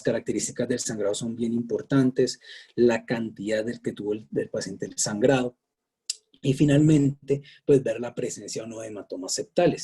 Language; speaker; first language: Spanish; native; Spanish